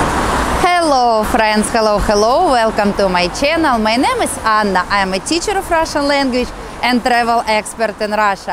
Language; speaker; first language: English; non-native, fluent; Russian